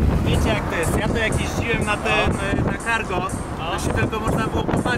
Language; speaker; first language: Polish; native; Polish